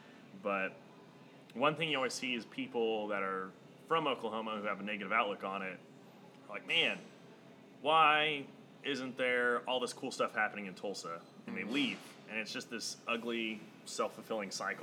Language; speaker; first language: English; native; English